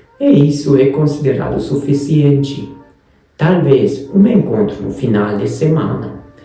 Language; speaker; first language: Portuguese; non-native, fluent; Hungarian